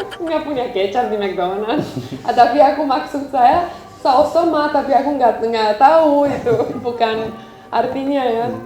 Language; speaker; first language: Indonesian; non-native, fluent; Romanian